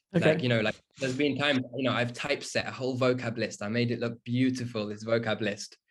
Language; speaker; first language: English; native; English